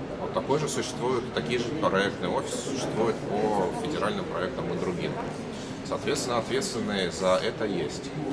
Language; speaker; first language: Russian; native; Russian